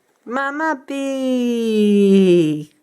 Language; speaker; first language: Spanish; native; Spanish